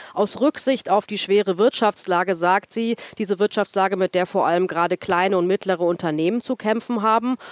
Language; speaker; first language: German; native; German